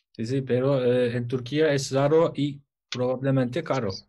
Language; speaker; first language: Spanish; non-native, learner; Turkish